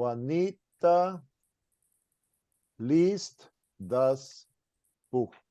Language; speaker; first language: German; non-native, fluent; English